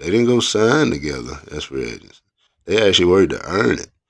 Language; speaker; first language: English; native; English